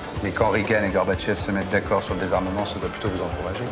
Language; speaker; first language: French; native; French